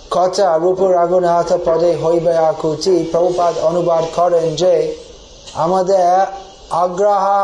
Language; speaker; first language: Bangla; non-native, fluent; English